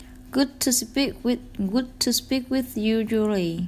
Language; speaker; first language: English; non-native, learner; Vietnamese